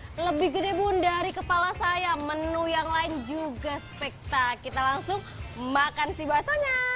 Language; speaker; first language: Indonesian; native; Indonesian